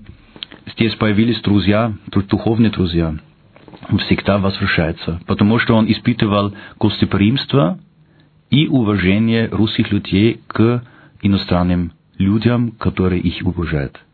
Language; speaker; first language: Russian; non-native, fluent; German